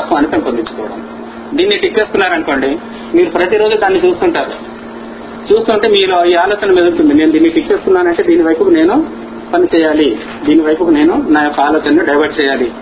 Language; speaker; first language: Telugu; non-native, local second language; Urdu